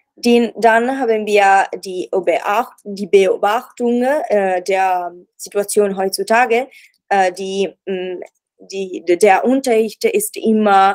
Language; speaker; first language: German; non-native, learner; Italian